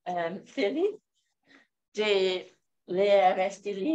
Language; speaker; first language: Spanish; non-native, fluent; English